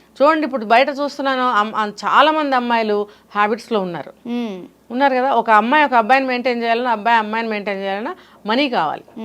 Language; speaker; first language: Telugu; native; Telugu